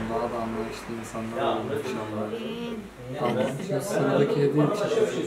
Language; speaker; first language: Turkish; native; Turkish